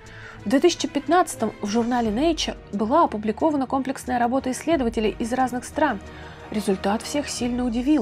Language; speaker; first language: Russian; native; Russian